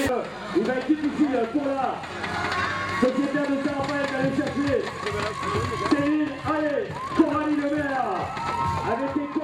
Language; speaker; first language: French; native; French